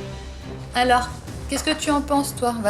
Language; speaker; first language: French; native; French